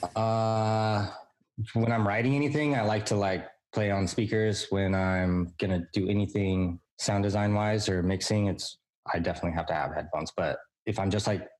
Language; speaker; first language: English; native; English